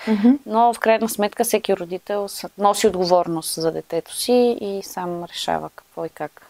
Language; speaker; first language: Bulgarian; native; Bulgarian